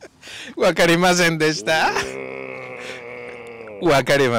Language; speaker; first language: Japanese; non-native, learner; Spanish